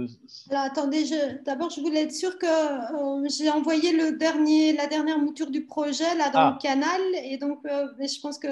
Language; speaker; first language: French; native; French